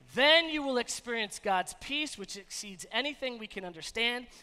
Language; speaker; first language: English; native; English